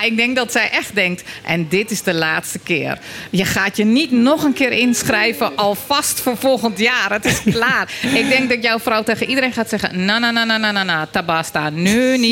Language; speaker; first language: Dutch; native; Dutch